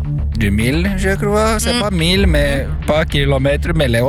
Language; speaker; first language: French; non-native, learner; Swedish